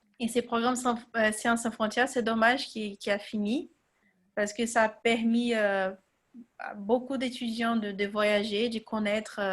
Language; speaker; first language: French; non-native, fluent; Portuguese